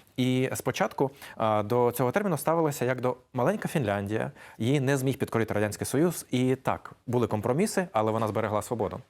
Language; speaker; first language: Ukrainian; native; Ukrainian